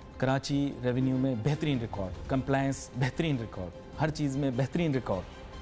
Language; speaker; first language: Urdu; non-native, local second language; Punjabi